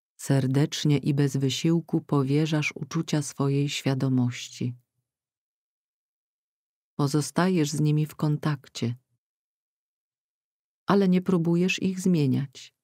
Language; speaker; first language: Polish; native; Polish